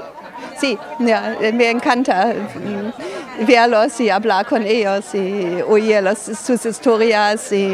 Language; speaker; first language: Spanish; non-native, fluent; German